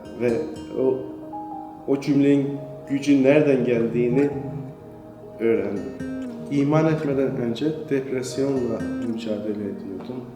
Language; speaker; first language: Turkish; non-native, fluent; Persian